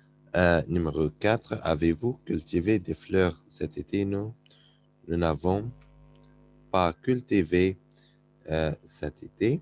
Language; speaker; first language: French; non-native, fluent; Arabic